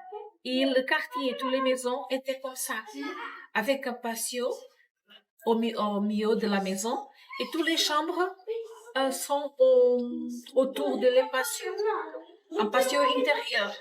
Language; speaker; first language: French; non-native, learner; Portuguese